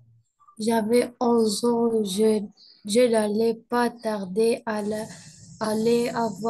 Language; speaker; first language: French; non-native, learner; Arabic